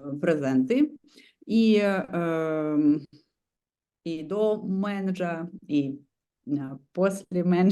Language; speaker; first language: Polish; non-native, learner; Ukrainian